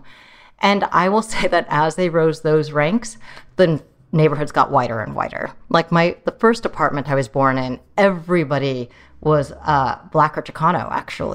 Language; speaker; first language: English; early bilingual, other home language; Chinese